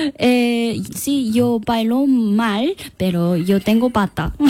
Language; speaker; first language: Spanish; non-native, learner; Korean